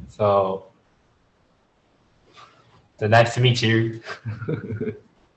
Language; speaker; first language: English; non-native, learner; Japanese